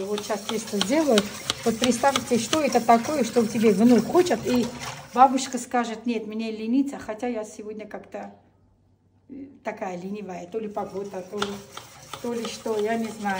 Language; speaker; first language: Russian; non-native, local second language; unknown